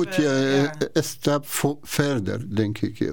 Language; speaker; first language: Dutch; non-native, learner; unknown